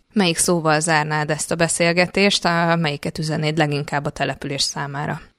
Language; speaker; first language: Hungarian; native; Hungarian